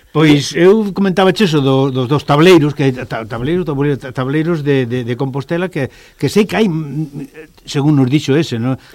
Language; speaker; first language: Galician; native; Galician